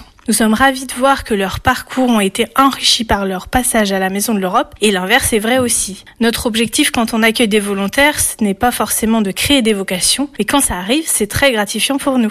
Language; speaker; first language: French; native; French